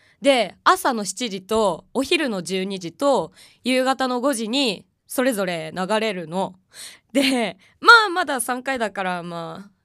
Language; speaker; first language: Japanese; native; Japanese